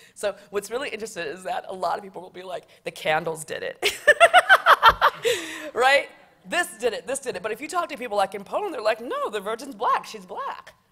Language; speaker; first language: English; native; English